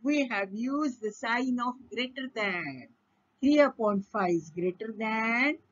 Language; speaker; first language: English; non-native, local second language; Marathi